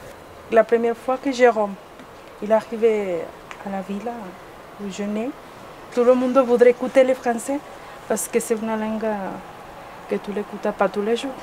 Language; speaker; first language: French; non-native, learner; Spanish